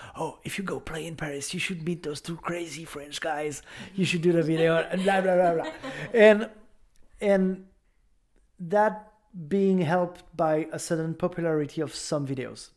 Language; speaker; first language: English; non-native, fluent; French